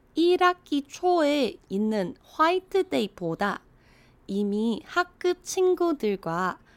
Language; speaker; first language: Korean; non-native, fluent; Chinese